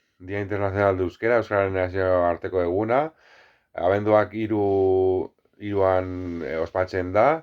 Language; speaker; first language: Basque; non-native, local second language; Spanish